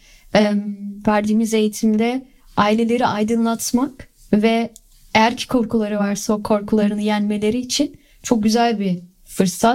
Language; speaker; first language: Turkish; early bilingual, other home language; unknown